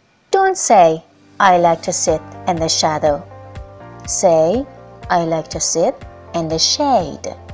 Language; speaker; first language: English; non-native, fluent; Persian